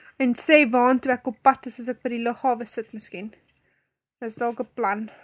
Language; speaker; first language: Afrikaans; native; Afrikaans